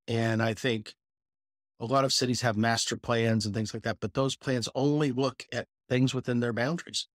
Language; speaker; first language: English; native; English